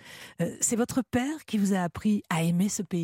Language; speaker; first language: French; native; French